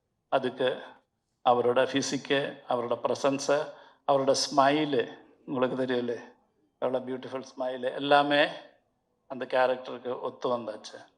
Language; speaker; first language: Tamil; non-native, learner; Malayalam